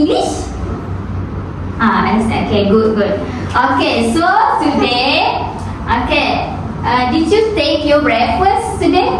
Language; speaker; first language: English; non-native, local second language; Malay